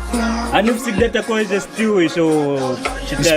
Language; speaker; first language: Russian; non-native, learner; English